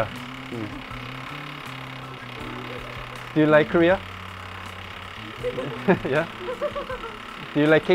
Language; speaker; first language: English; non-native, learner; Korean